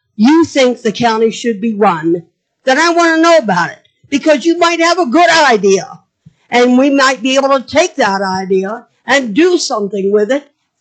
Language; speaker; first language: English; native; English